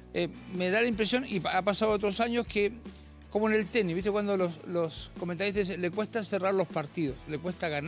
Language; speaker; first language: Spanish; native; Spanish